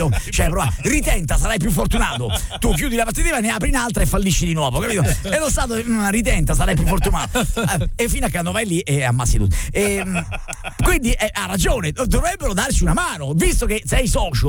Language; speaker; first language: Italian; native; Italian